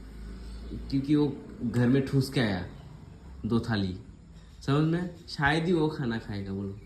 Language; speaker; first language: Hindi; native; Hindi